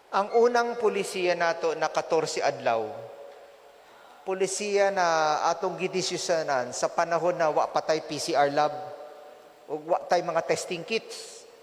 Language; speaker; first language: Cebuano; native; Cebuano